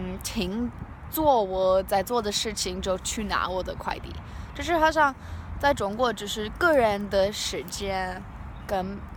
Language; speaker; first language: Chinese; non-native, learner; English